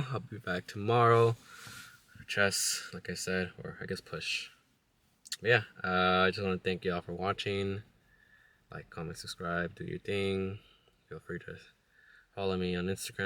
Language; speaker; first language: English; native; English